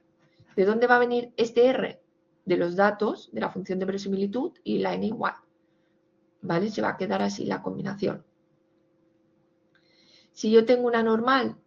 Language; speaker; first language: Spanish; native; Spanish